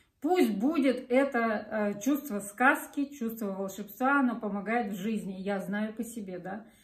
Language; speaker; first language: Russian; native; Russian